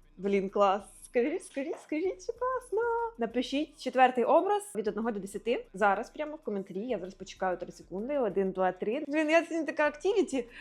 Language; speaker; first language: Ukrainian; non-native, local second language; Russian